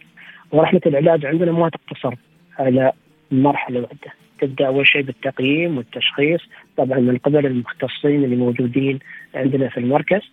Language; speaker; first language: Arabic; native; Arabic